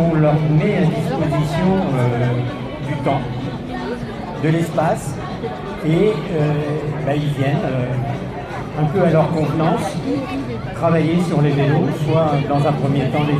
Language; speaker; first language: French; native; French